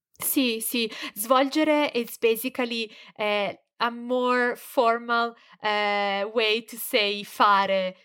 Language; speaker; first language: Italian; native; Italian